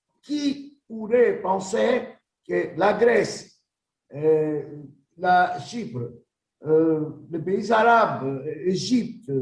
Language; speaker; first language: French; non-native, learner; Greek